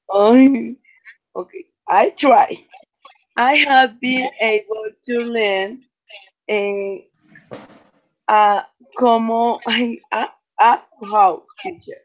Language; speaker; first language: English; non-native, learner; Spanish